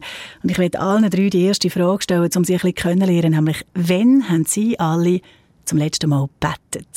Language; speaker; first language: German; native; German